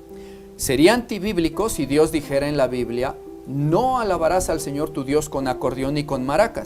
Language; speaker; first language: Spanish; native; Spanish